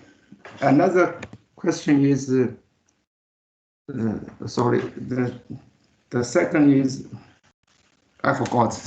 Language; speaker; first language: English; non-native, learner; Chinese